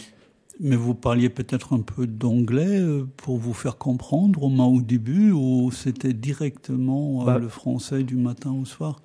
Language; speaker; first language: French; non-native, fluent; German